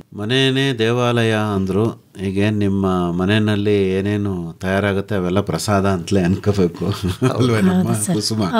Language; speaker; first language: Kannada; native; Kannada